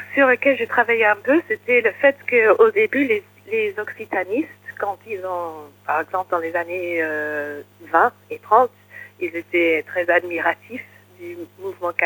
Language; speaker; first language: French; early bilingual, other home language; English